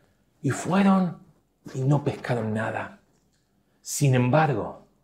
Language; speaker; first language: Spanish; native; Spanish